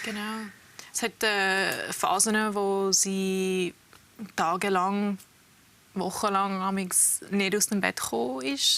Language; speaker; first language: German; early bilingual, heritage; English